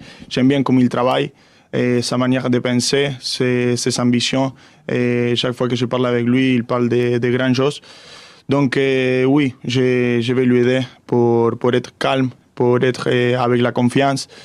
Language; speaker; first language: French; non-native, fluent; Spanish